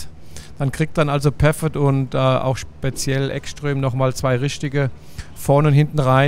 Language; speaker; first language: German; native; German